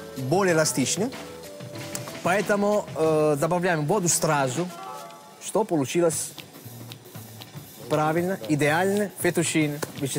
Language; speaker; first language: Russian; non-native, fluent; Italian